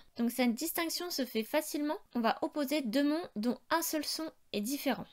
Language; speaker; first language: French; native; French